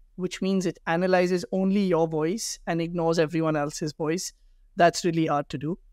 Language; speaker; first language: English; non-native, local second language; Hindi